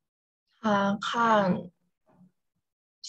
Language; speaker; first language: Chinese; non-native, learner; Thai